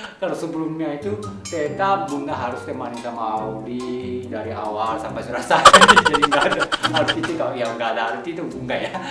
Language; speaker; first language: Indonesian; non-native, fluent; Japanese